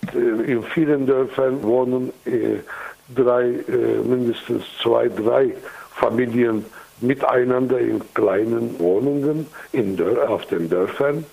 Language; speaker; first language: German; non-native, fluent; Kurdish